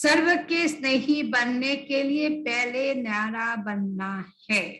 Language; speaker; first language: Hindi; non-native, local second language; Bangla